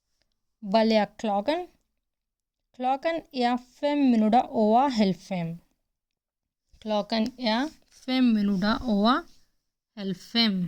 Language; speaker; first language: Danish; non-native, fluent; Hindi